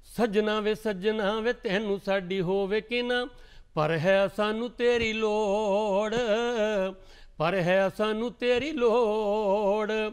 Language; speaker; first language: Hindi; non-native, local second language; Punjabi